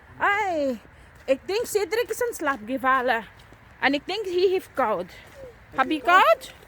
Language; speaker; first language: Dutch; non-native, learner; Filipino